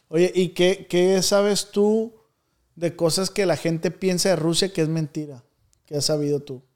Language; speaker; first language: Spanish; native; Spanish